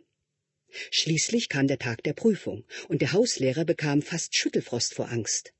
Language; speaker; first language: German; native; German